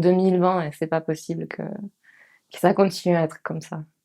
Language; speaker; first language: French; non-native, fluent; Spanish